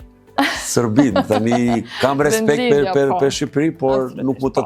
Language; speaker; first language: Albanian; non-native, learner; Serbian